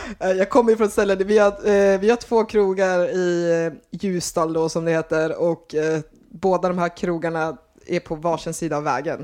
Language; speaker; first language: Swedish; native; Swedish